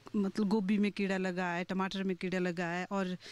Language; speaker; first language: Hindi; native; Hindi